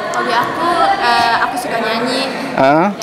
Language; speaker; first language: Indonesian; early bilingual, heritage; English